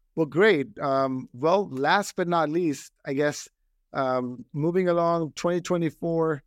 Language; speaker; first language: English; non-native, local second language; Hindi